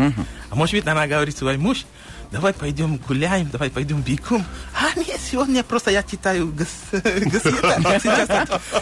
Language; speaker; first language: Russian; non-native, learner; Sinhala